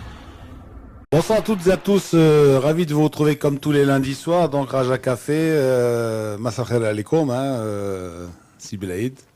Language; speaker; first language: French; non-native, local second language; Arabic